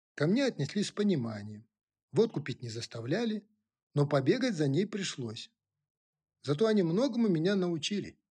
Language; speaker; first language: Russian; non-native, local second language; Kazakh